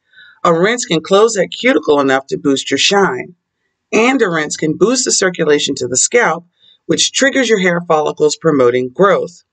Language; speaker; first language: English; native; English